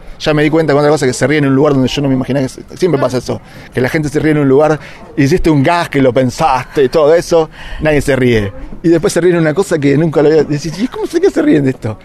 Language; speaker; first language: Spanish; native; Spanish